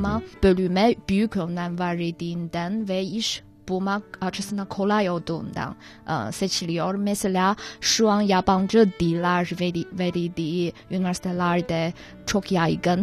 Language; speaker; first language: Turkish; non-native, fluent; Chinese